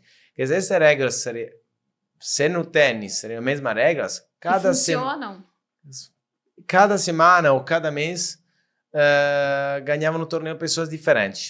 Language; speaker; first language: Portuguese; non-native, fluent; Italian